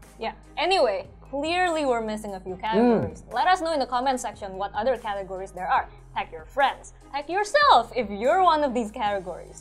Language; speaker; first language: English; early bilingual, other home language; Indonesian